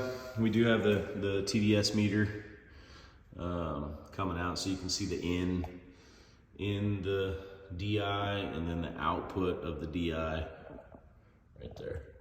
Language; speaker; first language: English; native; English